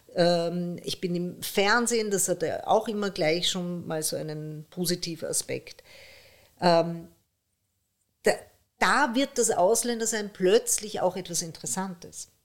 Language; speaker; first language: German; early bilingual, other home language; Persian